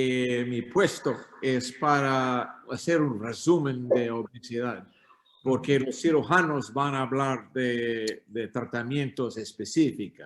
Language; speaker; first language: Spanish; non-native, learner; English